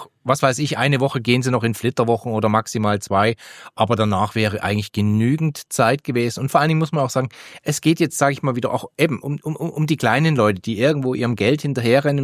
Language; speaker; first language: German; native; German